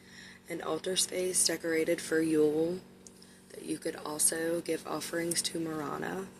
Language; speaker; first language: English; native; English